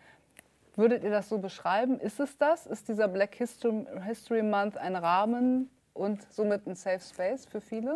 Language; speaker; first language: German; native; German